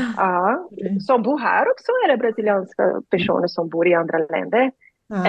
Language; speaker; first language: Swedish; non-native, learner; Portuguese